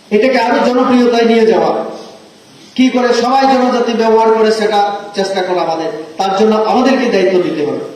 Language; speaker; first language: Bangla; non-native, local second language; Kok Borok